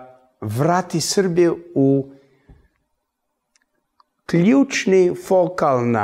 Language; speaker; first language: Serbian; early bilingual, heritage; English